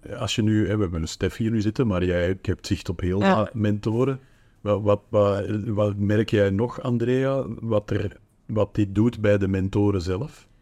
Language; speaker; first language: Dutch; native; Dutch